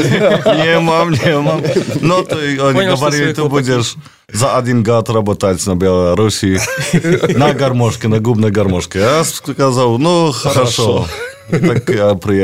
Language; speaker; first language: Russian; non-native, learner; Polish